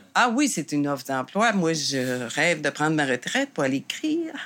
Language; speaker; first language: French; native; French